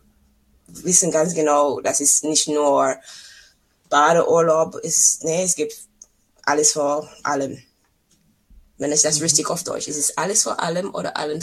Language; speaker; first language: German; non-native, fluent; English